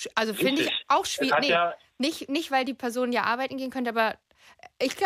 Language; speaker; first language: German; native; German